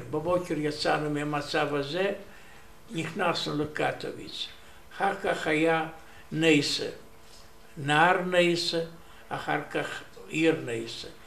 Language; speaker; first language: Hebrew; non-native, learner; Romanian